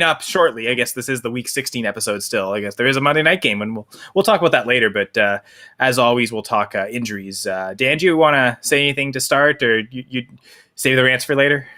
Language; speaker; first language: English; native; English